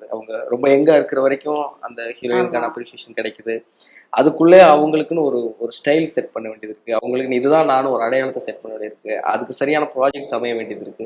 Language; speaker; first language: Tamil; native; Tamil